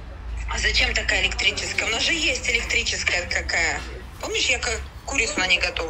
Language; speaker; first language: Russian; native; Russian